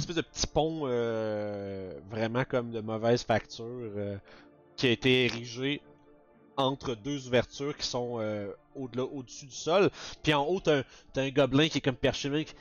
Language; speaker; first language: French; native; French